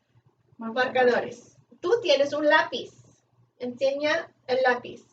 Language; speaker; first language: Spanish; non-native, fluent; English